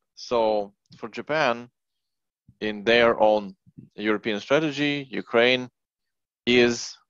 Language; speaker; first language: English; non-native, fluent; Ukrainian